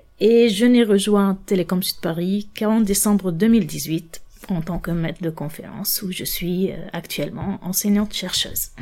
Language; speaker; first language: French; non-native, local second language; Arabic